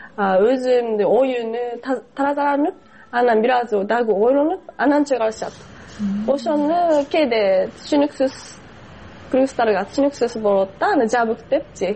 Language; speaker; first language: Kyrgyz; non-native, fluent; Japanese